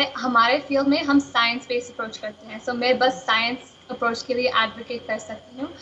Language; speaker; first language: Hindi; early bilingual, heritage; Hindi